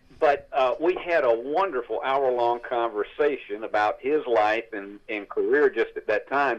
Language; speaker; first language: English; native; English